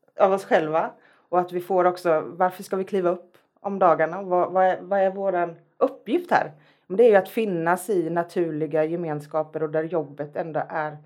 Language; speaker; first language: Swedish; native; Swedish